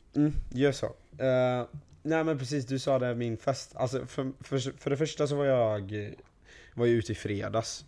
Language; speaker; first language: Swedish; native; Swedish